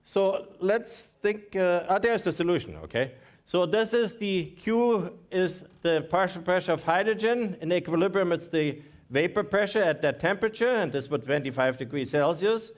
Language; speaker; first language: English; non-native, fluent; German